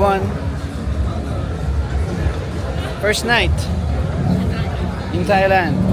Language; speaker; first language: English; non-native, local second language; Filipino